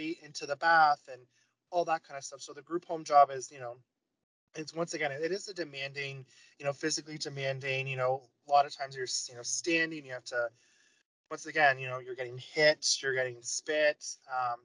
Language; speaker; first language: English; native; English